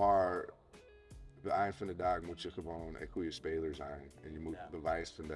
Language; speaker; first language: Dutch; non-native, fluent; English